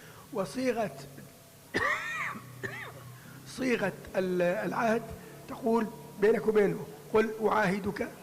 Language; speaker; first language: Arabic; native; Arabic